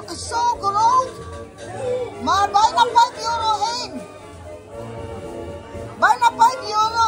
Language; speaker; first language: Dutch; non-native, learner; Filipino